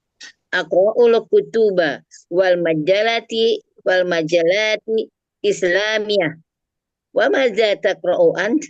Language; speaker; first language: Arabic; non-native, learner; Indonesian